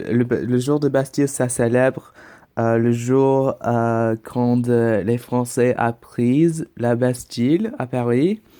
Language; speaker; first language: French; non-native, learner; English